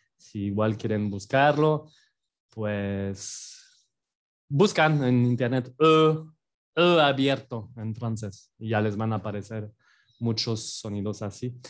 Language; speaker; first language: Spanish; non-native, fluent; French